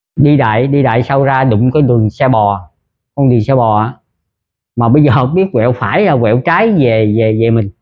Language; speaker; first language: Vietnamese; early bilingual, heritage; Vietnamese